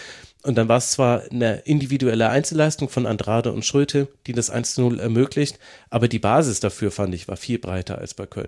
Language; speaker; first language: German; native; German